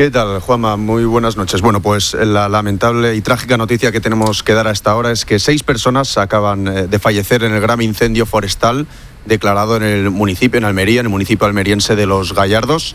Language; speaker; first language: Spanish; native; Spanish